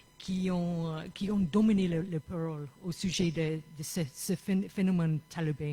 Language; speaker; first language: French; non-native, fluent; English